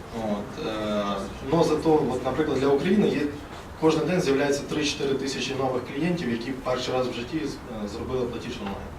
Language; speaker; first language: Ukrainian; non-native, local second language; Russian